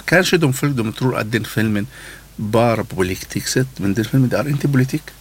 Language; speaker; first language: Swedish; non-native, learner; Arabic